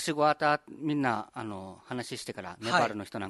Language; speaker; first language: Japanese; native; Japanese